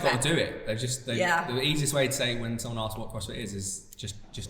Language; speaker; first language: English; native; English